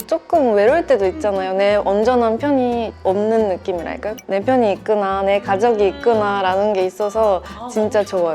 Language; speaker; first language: Korean; non-native, fluent; Japanese